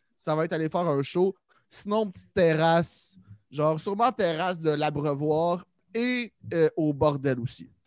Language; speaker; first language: French; native; French